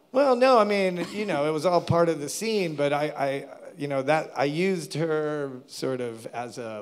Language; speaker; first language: English; native; English